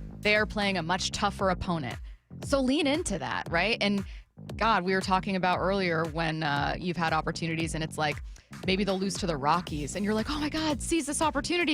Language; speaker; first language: English; native; English